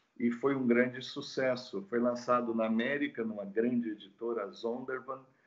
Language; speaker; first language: Portuguese; native; Portuguese